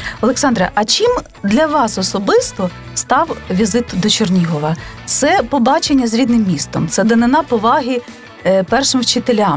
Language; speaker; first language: Ukrainian; native; Ukrainian